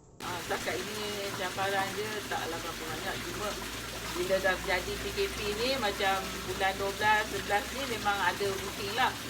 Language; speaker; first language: Malay; native; Malay